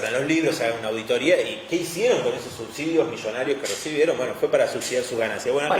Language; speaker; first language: Spanish; native; Spanish